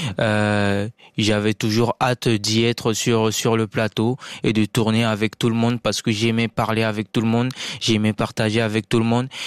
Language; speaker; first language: French; non-native, local second language; Sango